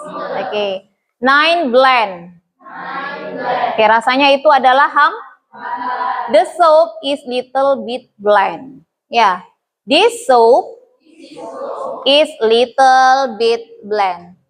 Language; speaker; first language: English; non-native, learner; Indonesian